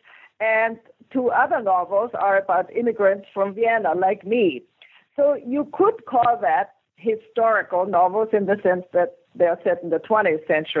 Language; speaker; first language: English; non-native, fluent; German